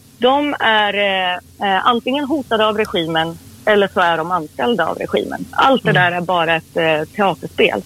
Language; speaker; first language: Swedish; early bilingual, other home language; Persian